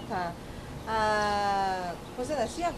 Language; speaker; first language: Portuguese; non-native, learner; Korean